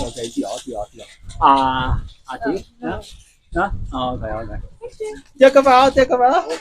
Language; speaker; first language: Welsh; non-native, learner; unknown